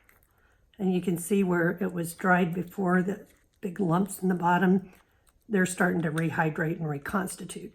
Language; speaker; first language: English; native; English